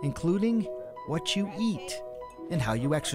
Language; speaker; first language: English; native; English